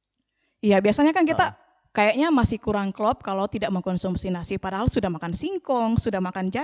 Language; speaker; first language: Indonesian; native; Indonesian